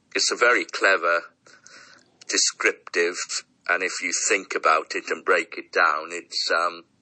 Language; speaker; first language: English; native; English